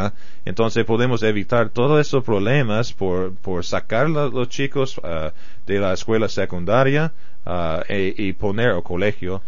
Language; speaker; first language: Spanish; non-native, fluent; English